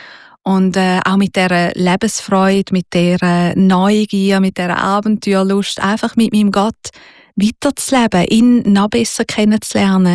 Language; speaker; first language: German; native; German